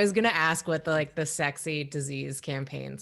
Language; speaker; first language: English; native; English